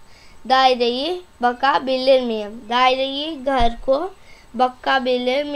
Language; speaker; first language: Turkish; non-native, learner; Urdu